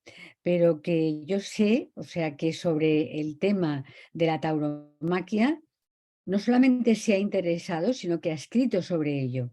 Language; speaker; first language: Spanish; native; Spanish